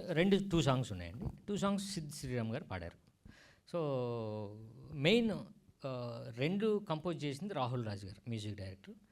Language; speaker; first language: Telugu; native; Telugu